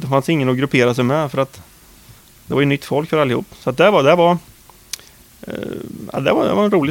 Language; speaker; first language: Swedish; native; Swedish